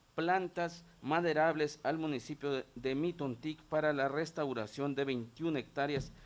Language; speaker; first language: Spanish; non-native, local second language; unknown